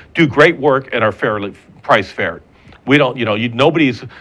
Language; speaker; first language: English; native; English